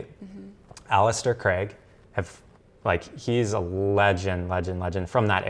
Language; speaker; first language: English; native; English